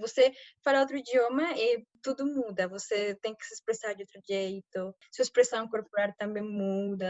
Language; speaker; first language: Portuguese; non-native, fluent; Spanish